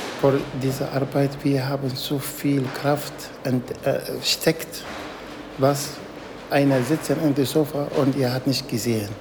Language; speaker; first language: German; non-native, learner; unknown